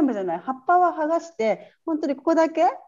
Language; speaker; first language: Japanese; native; Japanese